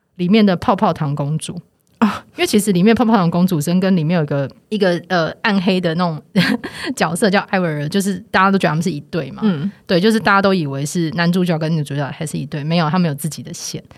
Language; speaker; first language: Chinese; native; Chinese